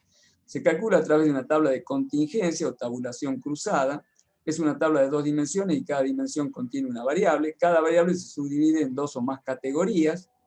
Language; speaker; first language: Spanish; native; Spanish